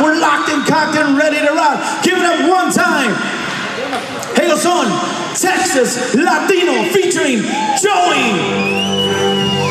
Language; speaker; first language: English; early bilingual, other home language; Spanish